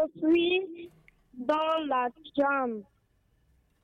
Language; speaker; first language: French; non-native, learner; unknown